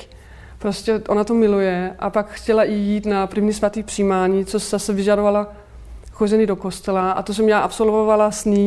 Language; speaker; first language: Czech; non-native, fluent; Danish